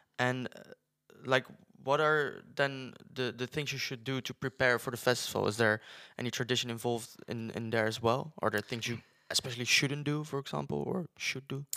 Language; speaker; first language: English; non-native, fluent; Dutch